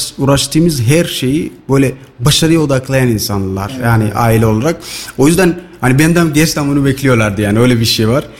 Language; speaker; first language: Turkish; non-native, fluent; Somali